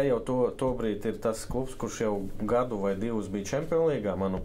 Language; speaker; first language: Latvian; native; Latvian